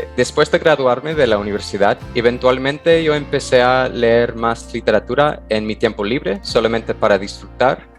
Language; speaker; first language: Spanish; non-native, fluent; English